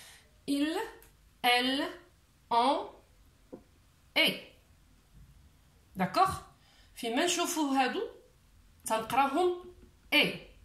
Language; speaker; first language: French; non-native, local second language; Arabic